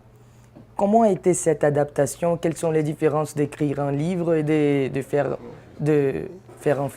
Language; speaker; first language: French; non-native, fluent; Portuguese